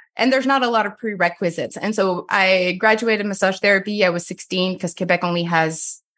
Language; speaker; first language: English; non-native, fluent; French